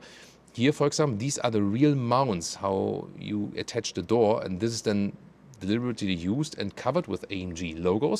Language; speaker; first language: English; non-native, fluent; German